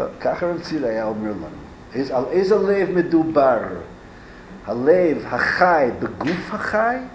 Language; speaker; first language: Hebrew; non-native, fluent; English